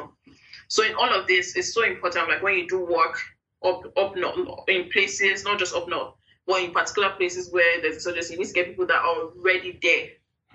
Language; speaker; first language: English; non-native, local second language; Yoruba